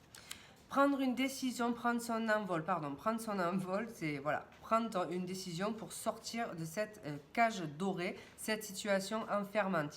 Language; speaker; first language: French; native; French